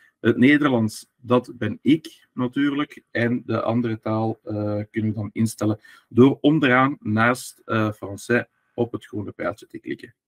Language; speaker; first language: Dutch; native; Dutch